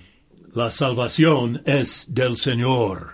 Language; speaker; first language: Spanish; non-native, fluent; English